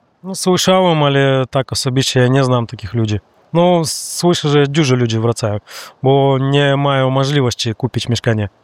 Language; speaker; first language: Polish; non-native, learner; Russian